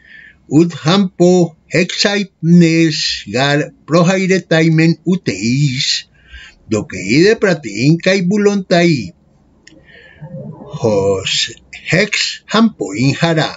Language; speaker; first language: Greek; non-native, fluent; Spanish